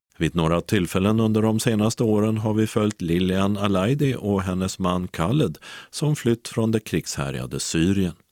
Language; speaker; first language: Swedish; native; Swedish